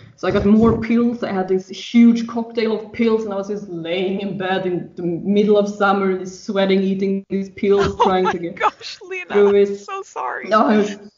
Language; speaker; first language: English; non-native, fluent; Swedish